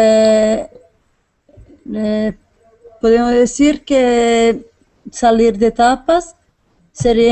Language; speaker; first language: Spanish; non-native, learner; Portuguese